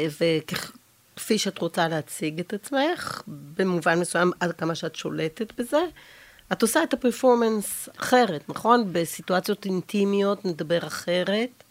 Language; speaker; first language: Hebrew; native; Hebrew